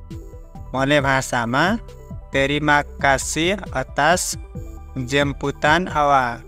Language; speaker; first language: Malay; non-native, learner; Nepali